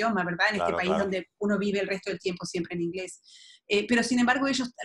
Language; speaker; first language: English; non-native, fluent; Spanish